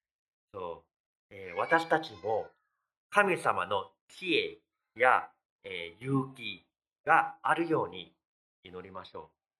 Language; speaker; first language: Japanese; non-native, fluent; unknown